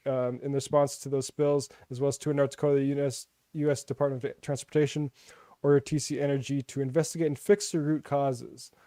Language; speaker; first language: English; native; English